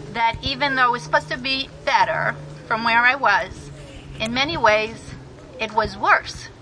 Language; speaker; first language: English; early bilingual, other home language; Spanish